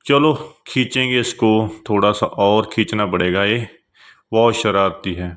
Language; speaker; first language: Hindi; non-native, local second language; Punjabi